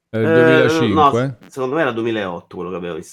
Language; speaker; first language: Italian; native; Italian